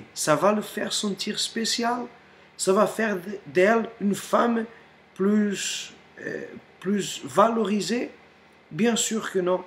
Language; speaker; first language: French; non-native, fluent; Portuguese